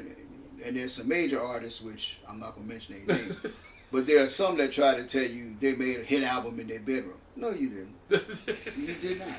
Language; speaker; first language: English; native; English